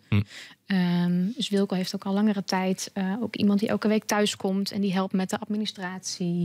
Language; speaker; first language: Dutch; native; Dutch